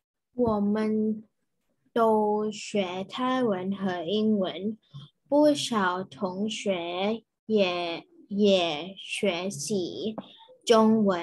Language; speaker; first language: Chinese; non-native, learner; Thai